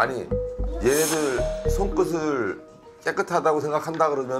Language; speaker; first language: Korean; native; Korean